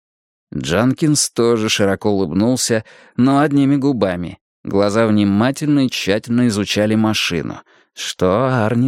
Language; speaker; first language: Russian; native; Russian